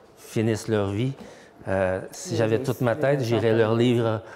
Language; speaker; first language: French; native; French